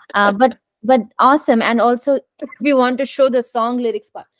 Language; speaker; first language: English; non-native, local second language; Kashmiri